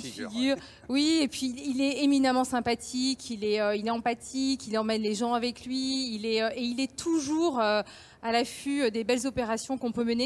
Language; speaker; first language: French; native; French